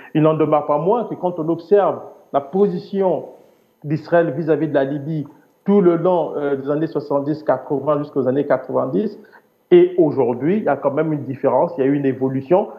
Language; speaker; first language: French; native; French